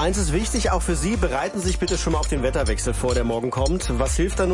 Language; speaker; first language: German; native; German